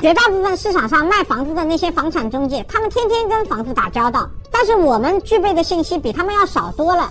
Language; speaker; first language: Chinese; native; Chinese